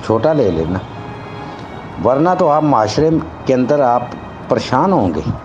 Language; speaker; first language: Urdu; native; Urdu